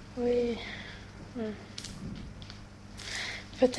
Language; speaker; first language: French; non-native, learner; Swedish